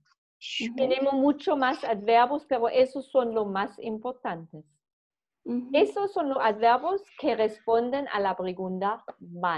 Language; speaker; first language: Spanish; non-native, fluent; German